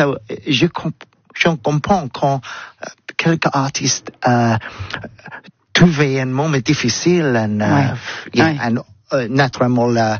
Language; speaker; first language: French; non-native, learner; English